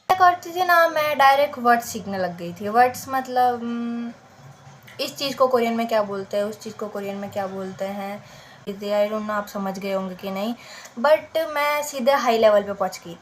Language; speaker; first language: Hindi; native; Hindi